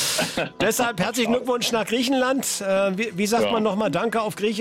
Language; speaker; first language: German; native; German